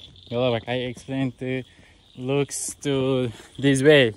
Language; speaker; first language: English; non-native, learner; Turkish